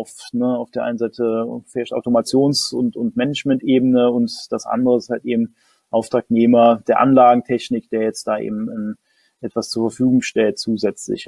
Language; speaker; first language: German; native; German